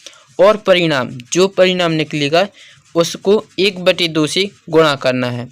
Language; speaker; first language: Hindi; native; Hindi